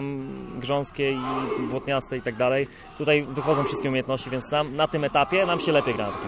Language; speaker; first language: Polish; native; Polish